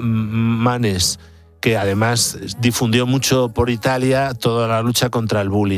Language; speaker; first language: Spanish; native; Spanish